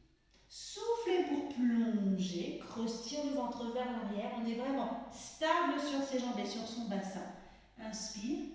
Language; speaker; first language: French; native; French